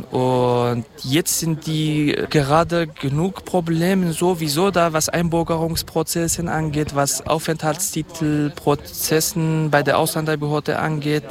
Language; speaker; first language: German; non-native, fluent; Kurdish